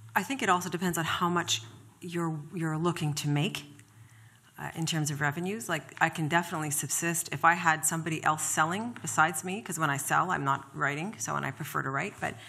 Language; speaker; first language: English; native; English